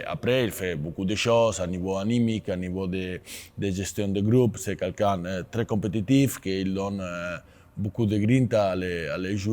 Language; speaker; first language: French; non-native, fluent; Spanish